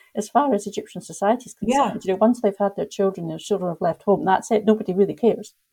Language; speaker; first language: English; native; English